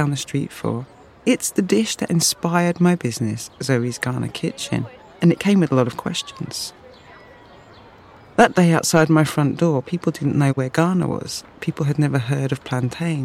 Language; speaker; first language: English; native; English